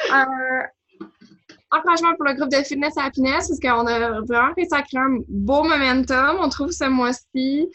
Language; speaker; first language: French; native; French